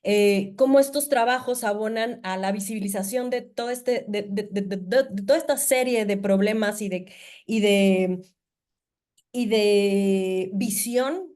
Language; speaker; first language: Spanish; native; Spanish